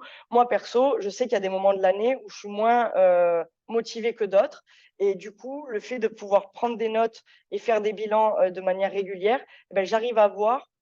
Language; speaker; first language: French; native; French